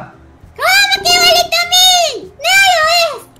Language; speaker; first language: Spanish; native; Spanish